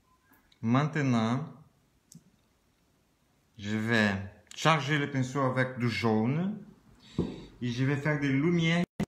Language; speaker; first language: French; non-native, learner; Portuguese